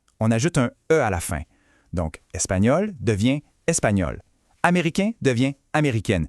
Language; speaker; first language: French; native; French